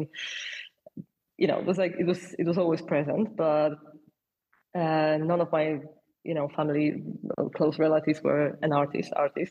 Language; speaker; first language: English; non-native, fluent; Polish